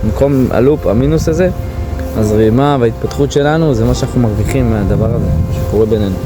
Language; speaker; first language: Hebrew; native; Hebrew